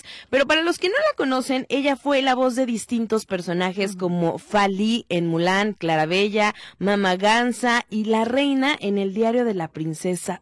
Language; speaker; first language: Spanish; native; Spanish